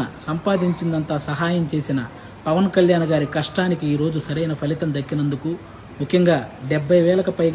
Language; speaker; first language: Telugu; native; Telugu